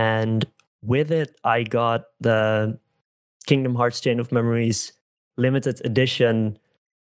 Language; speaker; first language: English; non-native, fluent; Dutch